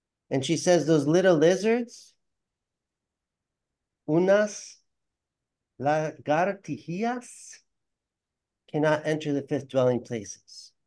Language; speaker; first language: English; native; English